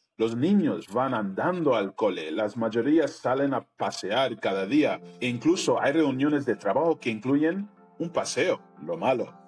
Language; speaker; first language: Spanish; non-native, fluent; English